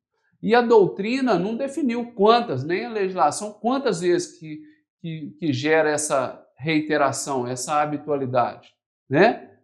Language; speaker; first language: Portuguese; native; Portuguese